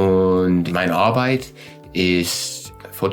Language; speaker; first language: German; non-native, learner; English